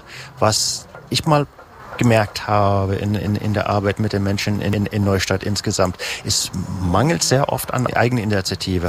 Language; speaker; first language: German; native; German